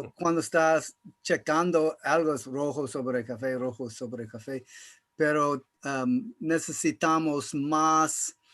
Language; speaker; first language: Spanish; non-native, fluent; English